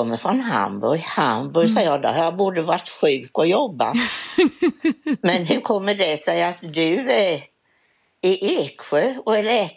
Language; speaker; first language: Swedish; native; Swedish